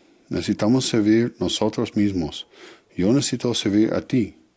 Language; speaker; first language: Spanish; non-native, learner; English